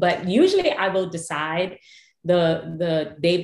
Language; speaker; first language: English; native; English